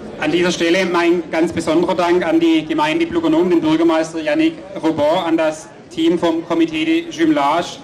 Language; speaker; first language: German; native; German